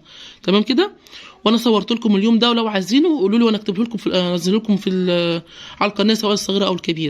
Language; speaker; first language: Arabic; native; Arabic